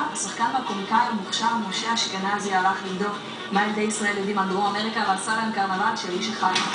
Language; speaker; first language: Hebrew; native; Hebrew